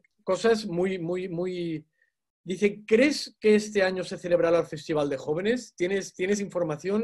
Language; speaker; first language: Spanish; native; Spanish